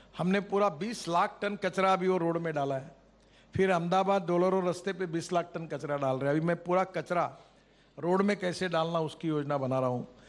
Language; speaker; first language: Hindi; non-native, local second language; Marathi